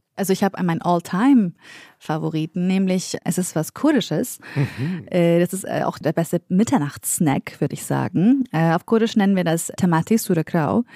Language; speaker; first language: German; early bilingual, other home language; Central Kurdish